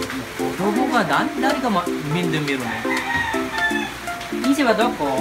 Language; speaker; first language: Japanese; non-native, learner; Filipino